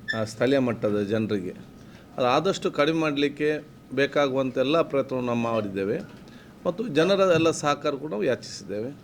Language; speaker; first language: Kannada; non-native, local second language; Badaga